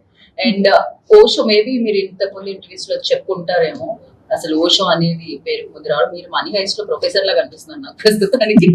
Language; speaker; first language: Telugu; native; Telugu